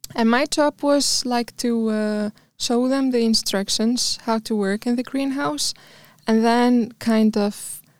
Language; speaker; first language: English; non-native, fluent; Arabic